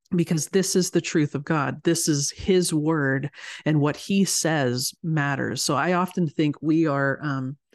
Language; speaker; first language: English; native; English